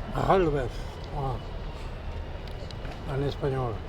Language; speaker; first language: French; native; French